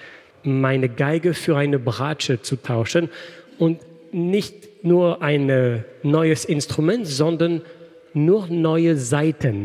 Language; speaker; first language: German; non-native, fluent; French